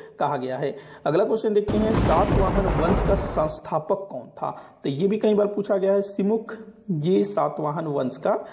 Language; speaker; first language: Hindi; non-native, local second language; Marathi